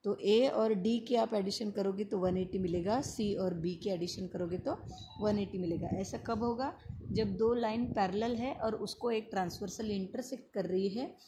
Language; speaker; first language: Hindi; non-native, local second language; Marathi